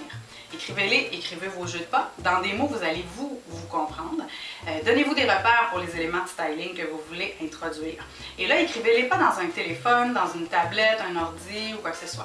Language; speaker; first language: French; native; French